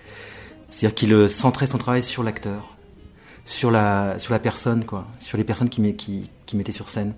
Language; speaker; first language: French; native; French